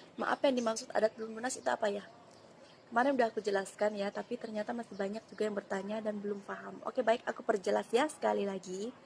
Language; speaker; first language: Indonesian; non-native, local second language; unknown